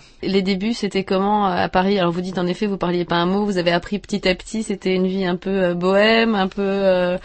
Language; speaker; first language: French; native; French